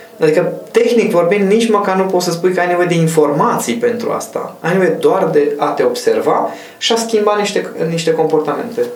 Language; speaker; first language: Romanian; non-native, local second language; Hungarian